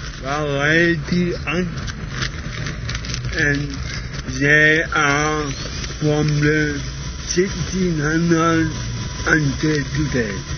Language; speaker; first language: English; non-native, learner; German